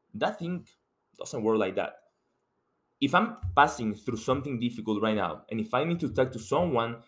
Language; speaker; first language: English; non-native, fluent; Spanish